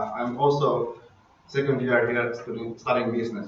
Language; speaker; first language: English; non-native, fluent; Finnish